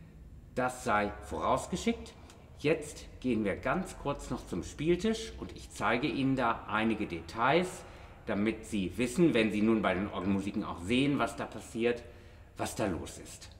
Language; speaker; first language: German; native; German